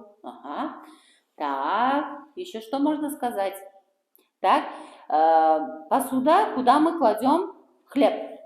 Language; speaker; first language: Russian; non-native, local second language; Kara-Kalpak